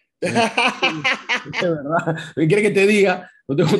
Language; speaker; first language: Spanish; native; Spanish